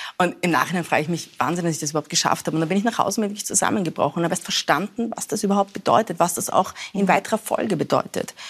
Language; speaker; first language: German; early bilingual, other home language; Persian